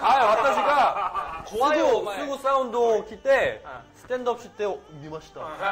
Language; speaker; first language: Japanese; non-native, learner; Korean